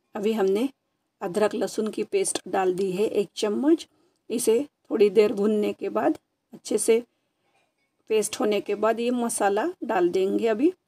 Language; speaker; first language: Hindi; non-native, local second language; Marathi